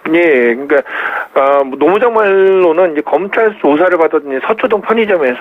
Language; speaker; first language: Korean; native; Korean